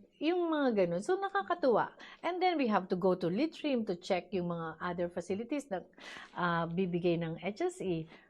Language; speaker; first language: Filipino; native; Filipino